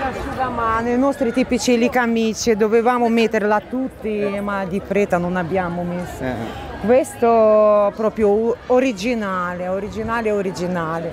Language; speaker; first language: Italian; non-native, learner; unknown